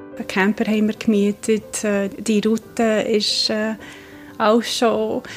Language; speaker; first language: German; non-native, fluent; English